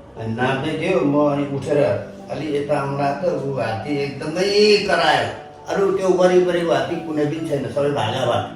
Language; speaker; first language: Nepali; non-native, local second language; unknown